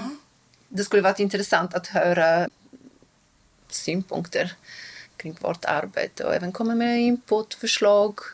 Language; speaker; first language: Swedish; non-native, local second language; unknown